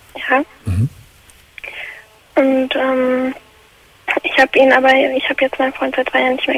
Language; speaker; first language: German; early bilingual, other home language; Arabic